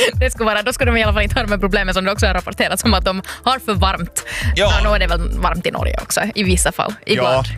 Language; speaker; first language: Swedish; native; Swedish